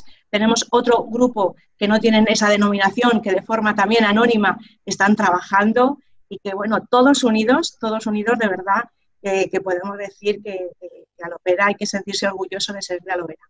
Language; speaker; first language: Spanish; native; Spanish